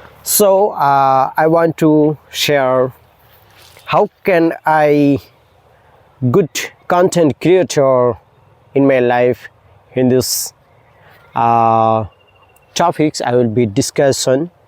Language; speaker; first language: English; non-native, learner; Bangla